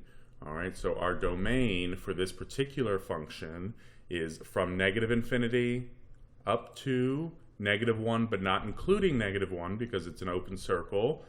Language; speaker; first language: English; native; English